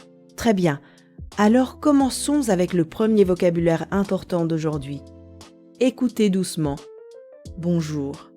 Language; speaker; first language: French; native; French